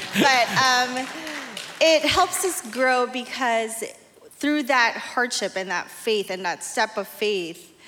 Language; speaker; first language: English; non-native, local second language; Filipino